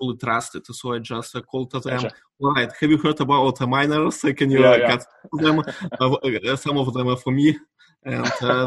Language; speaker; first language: English; non-native, fluent; Russian